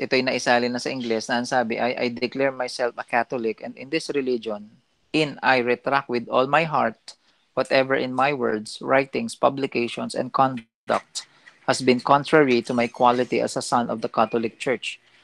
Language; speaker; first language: English; non-native, local second language; Filipino